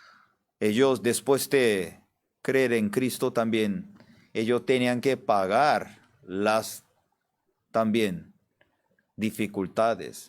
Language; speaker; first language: Spanish; non-native, fluent; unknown